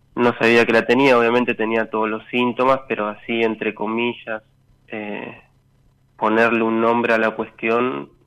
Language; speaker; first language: Spanish; native; Spanish